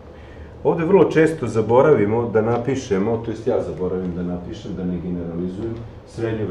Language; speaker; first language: Serbian; native; Serbian